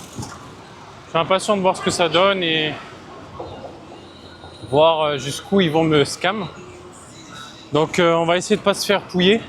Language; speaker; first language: French; native; French